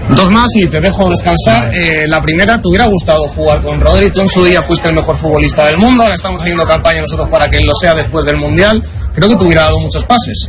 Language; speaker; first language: Spanish; native; Spanish